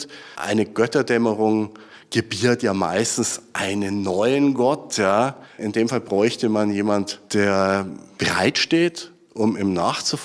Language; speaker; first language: German; native; German